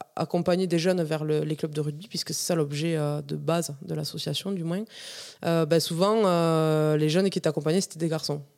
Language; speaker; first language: French; native; French